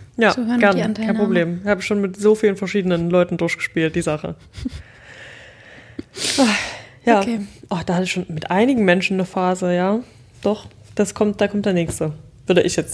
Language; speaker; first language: German; native; German